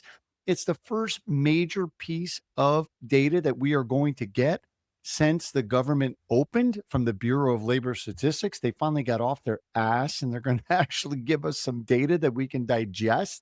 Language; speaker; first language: English; native; English